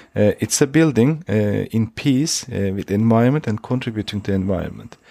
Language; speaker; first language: English; non-native, fluent; Turkish